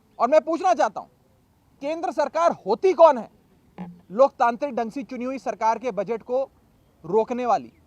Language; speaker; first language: Hindi; native; Hindi